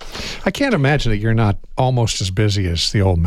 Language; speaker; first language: English; native; English